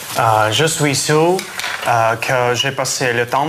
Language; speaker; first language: French; non-native, learner; Russian